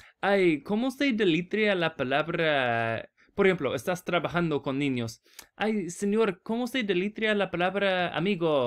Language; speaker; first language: Spanish; non-native, learner; English